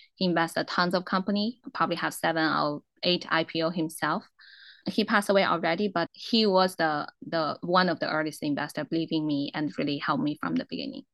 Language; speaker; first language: English; non-native, fluent; Chinese